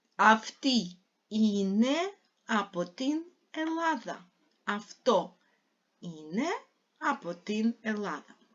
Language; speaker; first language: Greek; non-native, fluent; Ukrainian